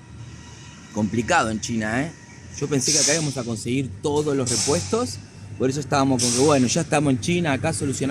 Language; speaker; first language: Spanish; native; Spanish